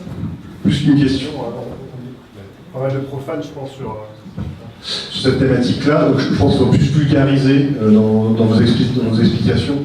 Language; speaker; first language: French; native; French